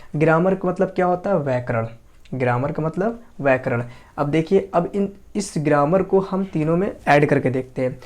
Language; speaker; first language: Hindi; native; Hindi